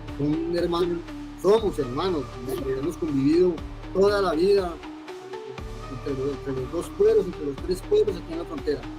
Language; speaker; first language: Spanish; native; Spanish